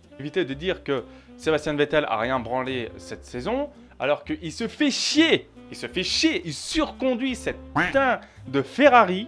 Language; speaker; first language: French; native; French